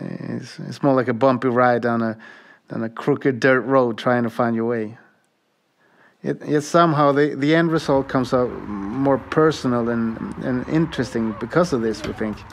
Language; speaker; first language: English; non-native, fluent; Swedish